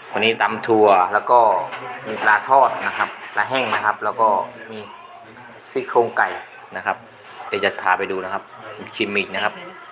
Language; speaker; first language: Thai; native; Thai